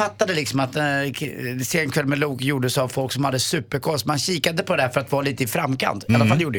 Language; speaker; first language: Swedish; native; Swedish